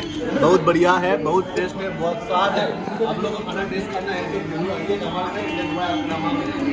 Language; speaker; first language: Hindi; non-native, local second language; Bangla